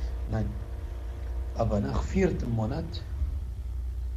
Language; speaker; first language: German; non-native, fluent; Arabic